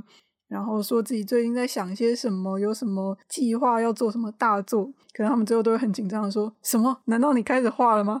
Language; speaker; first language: Chinese; native; Chinese